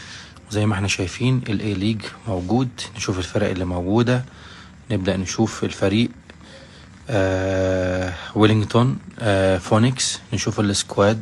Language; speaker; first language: Arabic; native; Arabic